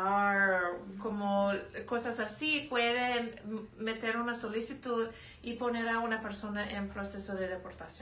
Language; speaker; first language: Spanish; non-native, fluent; English